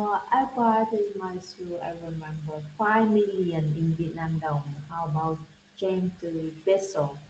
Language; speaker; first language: English; non-native, learner; Vietnamese